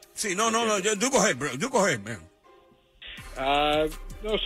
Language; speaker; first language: Spanish; native; Spanish